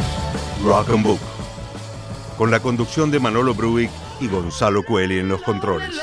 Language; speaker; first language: Spanish; native; Spanish